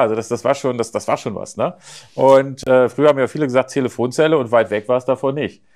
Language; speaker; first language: German; native; German